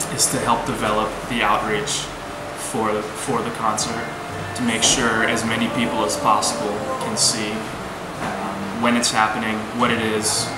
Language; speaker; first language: English; native; English